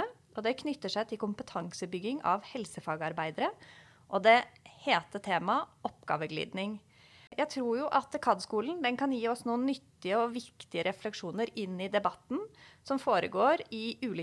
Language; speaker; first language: Norwegian; native; Norwegian